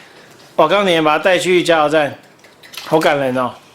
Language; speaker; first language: Chinese; native; Chinese